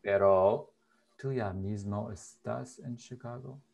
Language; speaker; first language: Spanish; non-native, fluent; English